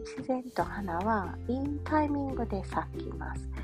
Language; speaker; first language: Japanese; native; Japanese